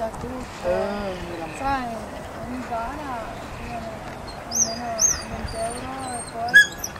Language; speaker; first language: Italian; non-native, local second language; Slovenian